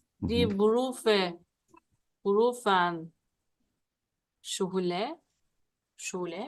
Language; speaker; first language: German; non-native, learner; Turkish